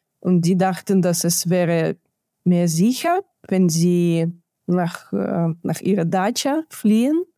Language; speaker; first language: German; non-native, fluent; Ukrainian